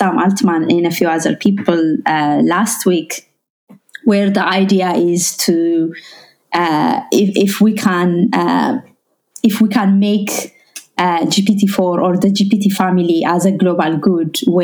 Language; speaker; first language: English; non-native, fluent; Amharic